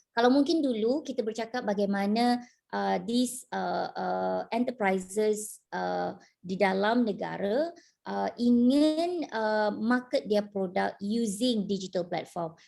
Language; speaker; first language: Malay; native; Malay